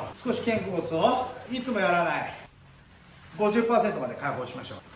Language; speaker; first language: Japanese; native; Japanese